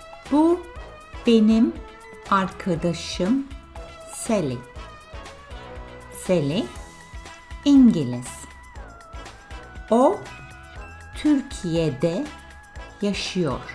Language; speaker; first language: Turkish; non-native, fluent; English